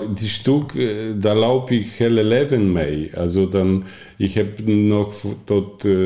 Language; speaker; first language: Dutch; non-native, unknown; Polish